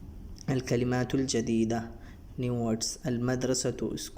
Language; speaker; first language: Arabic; non-native, fluent; Urdu